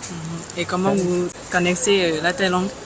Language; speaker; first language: French; non-native, learner; Thai